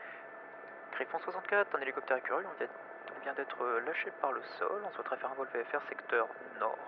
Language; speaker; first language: French; native; French